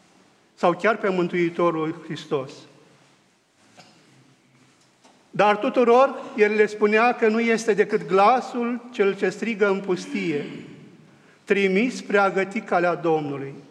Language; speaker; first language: Romanian; native; Romanian